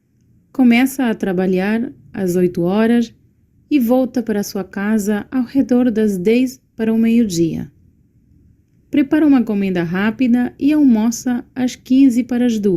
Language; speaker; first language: Portuguese; non-native, learner; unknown